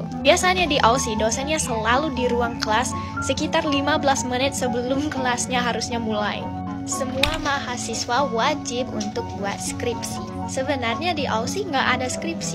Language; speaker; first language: Indonesian; non-native, fluent; English